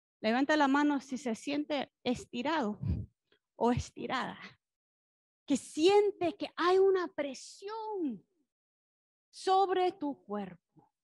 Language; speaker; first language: Spanish; non-native, fluent; English